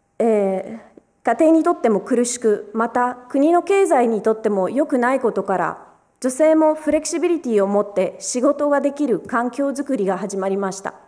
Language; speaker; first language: Japanese; early bilingual, other home language; Romanian